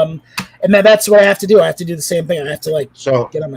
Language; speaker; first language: English; native; English